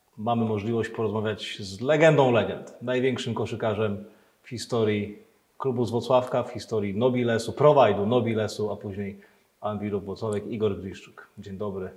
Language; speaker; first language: Polish; native; Polish